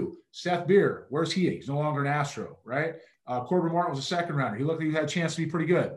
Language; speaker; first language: English; native; English